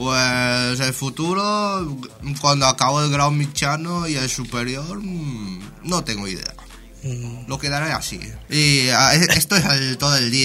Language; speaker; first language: Spanish; non-native, fluent; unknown